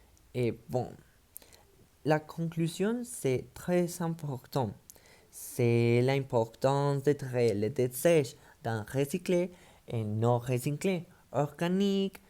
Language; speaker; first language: French; non-native, learner; Spanish